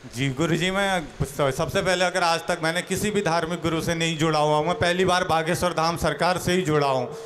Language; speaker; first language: Hindi; native; Hindi